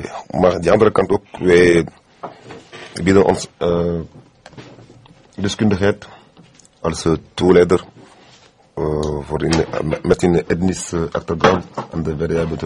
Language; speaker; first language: Dutch; non-native, fluent; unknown